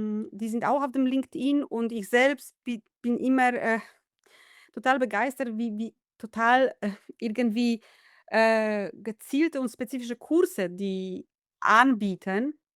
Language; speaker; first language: German; non-native, fluent; Polish